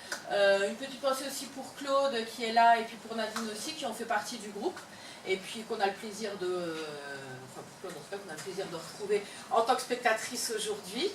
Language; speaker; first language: French; native; French